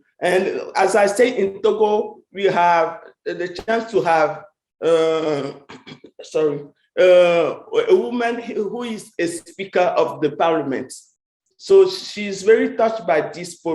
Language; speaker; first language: English; non-native, fluent; French